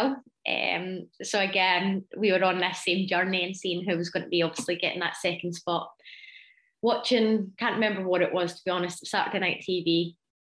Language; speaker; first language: English; native; English